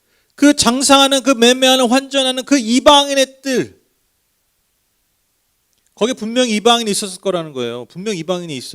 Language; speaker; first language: Korean; native; Korean